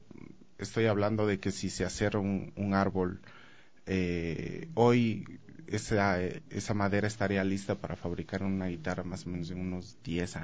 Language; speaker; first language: Spanish; native; Spanish